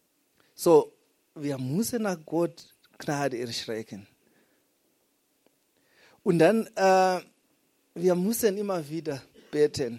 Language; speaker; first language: German; non-native, fluent; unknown